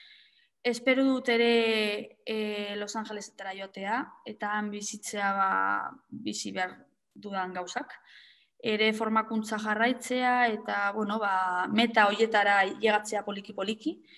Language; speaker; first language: Basque; non-native, local second language; Spanish